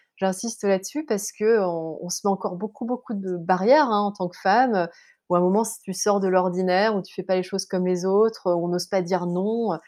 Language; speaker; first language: French; native; French